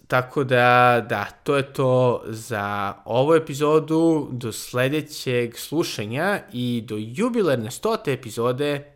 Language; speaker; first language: Serbian; native; Serbian